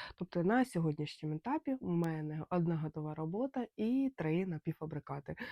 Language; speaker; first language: Ukrainian; non-native, local second language; Russian